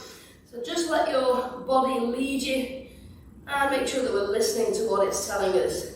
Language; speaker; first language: English; native; English